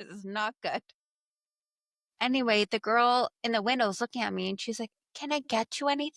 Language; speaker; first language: English; native; English